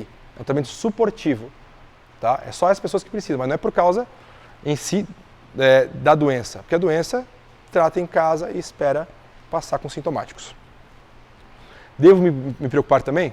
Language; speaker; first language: Portuguese; native; Portuguese